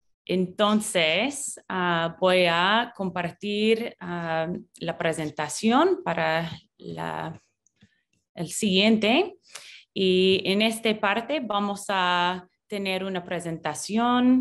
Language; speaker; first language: Spanish; non-native, fluent; English